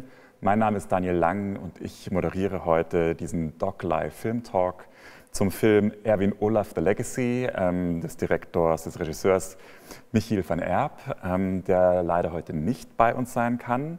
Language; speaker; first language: German; native; German